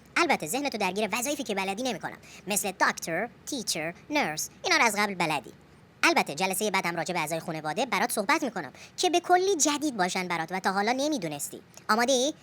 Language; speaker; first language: Persian; native; Persian